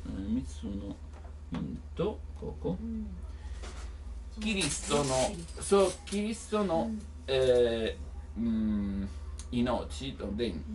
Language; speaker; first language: Japanese; non-native, learner; Italian